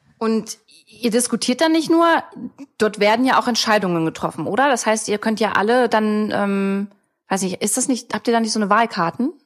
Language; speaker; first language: German; native; German